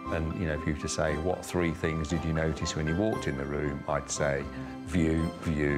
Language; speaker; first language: English; native; English